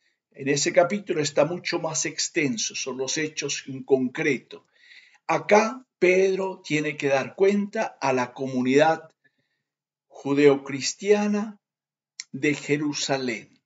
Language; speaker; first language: Spanish; native; Spanish